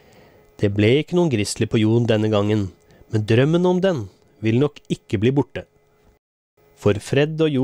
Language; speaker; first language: Norwegian; native; Norwegian